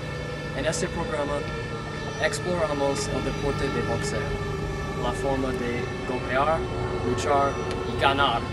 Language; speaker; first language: Spanish; non-native, learner; English